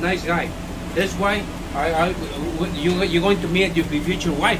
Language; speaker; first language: English; non-native, learner; Spanish